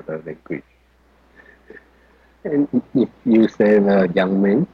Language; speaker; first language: English; non-native, learner; Chinese